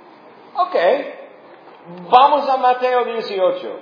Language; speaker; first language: Spanish; non-native, fluent; English